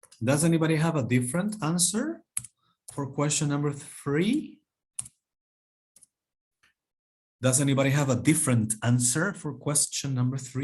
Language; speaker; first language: English; non-native, fluent; Spanish